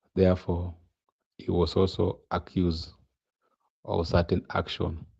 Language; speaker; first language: English; non-native, local second language; Swahili